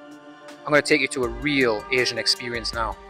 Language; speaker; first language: English; native; English